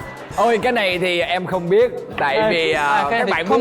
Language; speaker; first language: Vietnamese; native; Vietnamese